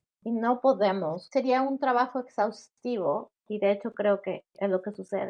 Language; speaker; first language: Spanish; native; Spanish